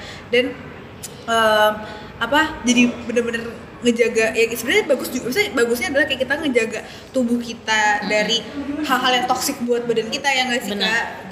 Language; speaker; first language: Indonesian; native; Indonesian